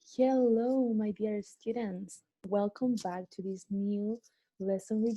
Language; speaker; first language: English; non-native, fluent; Spanish